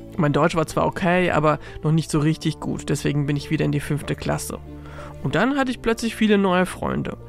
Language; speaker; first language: German; early bilingual, other home language; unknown